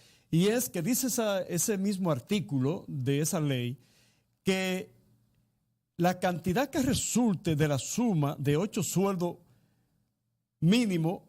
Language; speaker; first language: Spanish; native; Spanish